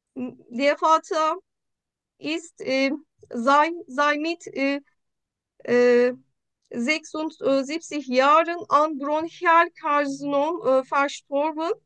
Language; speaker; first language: German; non-native, learner; Turkish